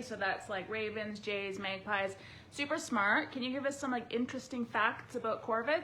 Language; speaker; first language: English; native; English